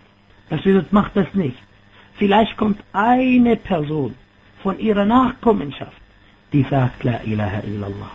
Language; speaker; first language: German; non-native, fluent; Arabic